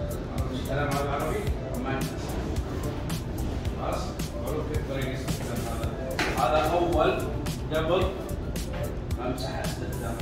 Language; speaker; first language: Arabic; non-native, learner; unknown